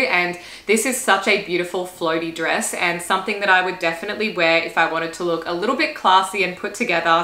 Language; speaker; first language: English; native; English